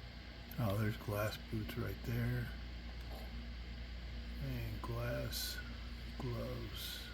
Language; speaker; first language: English; native; English